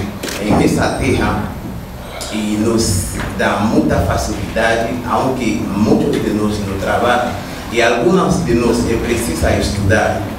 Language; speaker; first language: Portuguese; non-native, learner; Haitian Creole